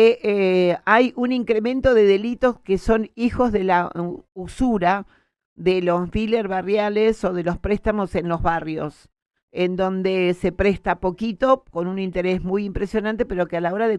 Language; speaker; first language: Spanish; native; Spanish